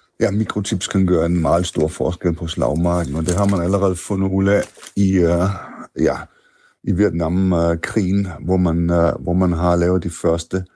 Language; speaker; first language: Danish; non-native, fluent; German